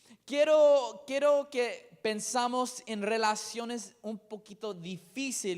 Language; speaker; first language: Spanish; non-native, learner; English